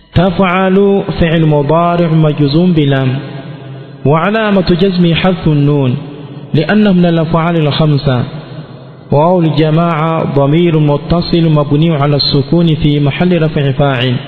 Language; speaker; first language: Arabic; non-native, fluent; Swahili